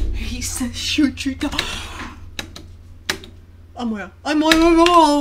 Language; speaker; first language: Korean; early bilingual, heritage; English